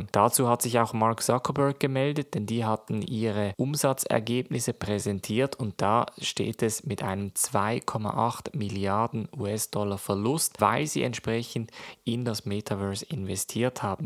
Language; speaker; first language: German; native; German